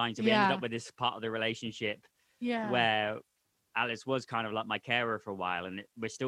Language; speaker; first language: English; native; English